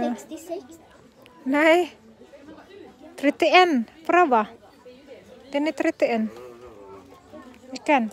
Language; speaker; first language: Swedish; non-native, learner; Cebuano